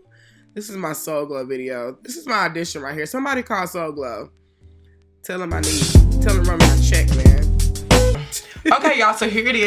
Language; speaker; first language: English; native; English